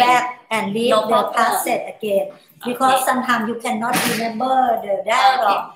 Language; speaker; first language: English; non-native, learner; Thai